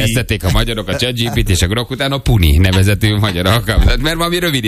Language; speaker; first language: Hungarian; native; Hungarian